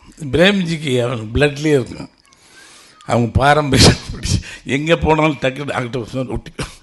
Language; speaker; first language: Tamil; native; Tamil